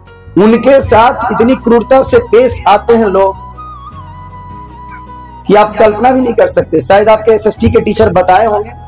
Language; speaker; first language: Hindi; native; Hindi